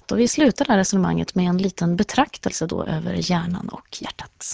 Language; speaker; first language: Swedish; native; Swedish